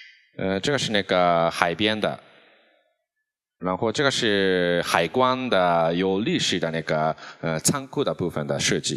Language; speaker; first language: Chinese; non-native, fluent; Japanese